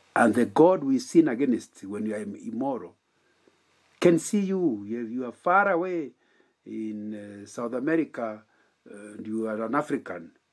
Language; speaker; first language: English; non-native, local second language; Kikuyu